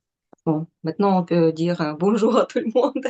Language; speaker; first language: French; non-native, fluent; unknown